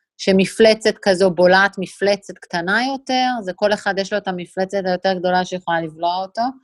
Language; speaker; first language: Hebrew; native; Hebrew